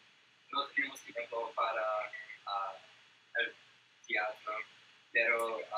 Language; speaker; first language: Spanish; non-native, learner; English